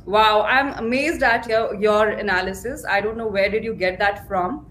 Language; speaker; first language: Hindi; native; Hindi